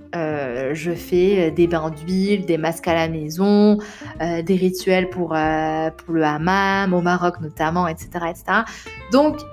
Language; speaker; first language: French; non-native, local second language; Arabic